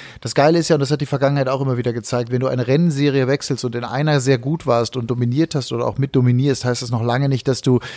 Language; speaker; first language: German; native; German